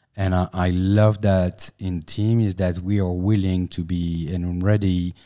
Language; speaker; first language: English; non-native, fluent; French